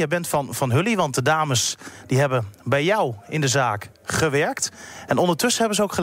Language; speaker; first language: Dutch; native; Dutch